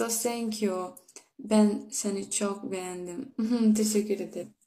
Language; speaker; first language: Turkish; early bilingual, heritage; Turkish